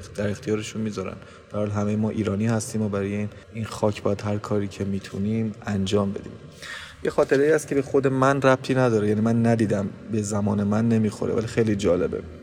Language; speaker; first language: Persian; non-native, local second language; Armenian